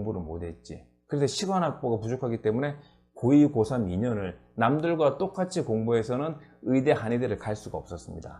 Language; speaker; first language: Korean; native; Korean